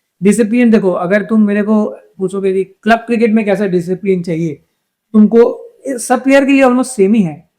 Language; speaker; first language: Hindi; non-native, local second language; Bangla